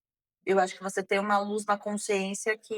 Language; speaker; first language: Portuguese; native; Portuguese